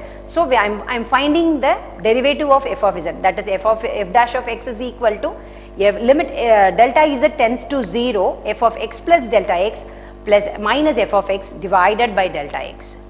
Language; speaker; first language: English; non-native, local second language; Tamil